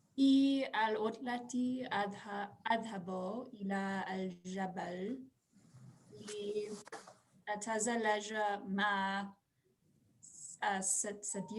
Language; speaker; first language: Arabic; non-native, learner; English